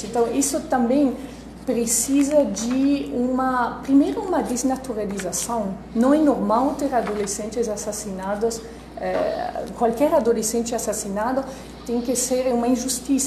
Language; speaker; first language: Portuguese; non-native, fluent; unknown